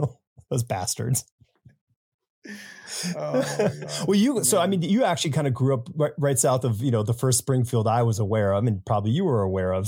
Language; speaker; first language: English; native; English